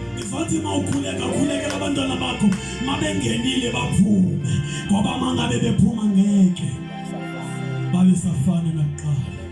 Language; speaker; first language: Zulu; non-native, local second language; Xhosa